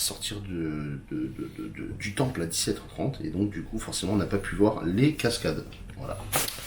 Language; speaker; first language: French; native; French